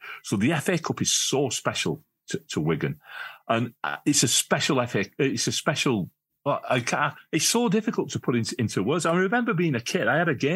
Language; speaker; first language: English; native; English